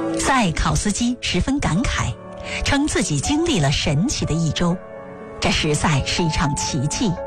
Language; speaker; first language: Chinese; native; Chinese